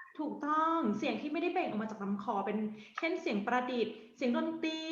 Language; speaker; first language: Thai; native; Thai